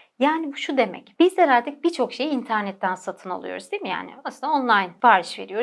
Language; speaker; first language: Turkish; native; Turkish